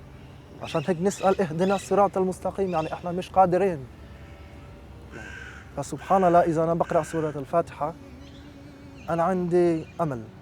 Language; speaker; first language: Arabic; non-native, fluent; French